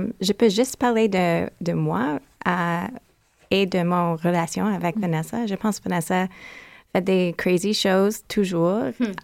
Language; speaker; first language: French; non-native, learner; English